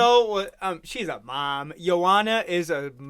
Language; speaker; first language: English; native; English